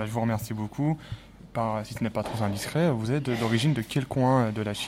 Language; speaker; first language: French; native; French